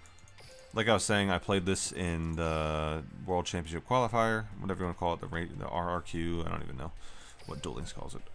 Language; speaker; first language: English; native; English